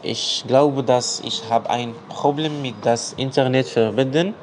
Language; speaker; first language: German; non-native, learner; Arabic